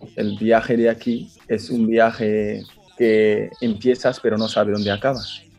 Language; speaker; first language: Spanish; non-native, fluent; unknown